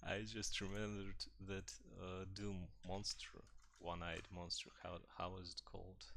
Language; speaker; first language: English; non-native, fluent; Russian